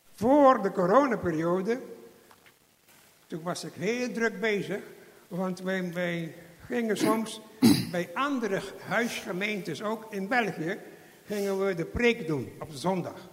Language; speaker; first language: Dutch; non-native, fluent; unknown